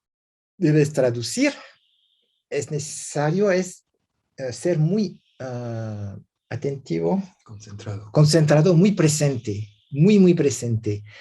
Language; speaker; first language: Spanish; non-native, learner; French